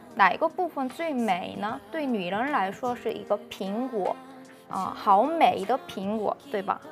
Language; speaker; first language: Chinese; non-native, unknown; Korean